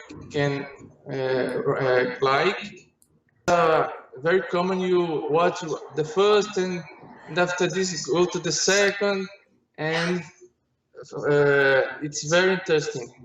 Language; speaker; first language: English; non-native, learner; Portuguese